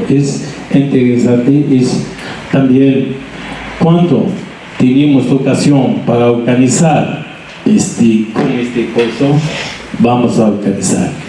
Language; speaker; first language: Spanish; non-native, learner; Arabic